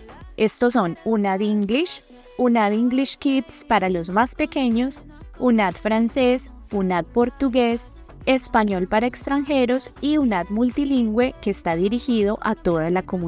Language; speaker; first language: Spanish; native; Spanish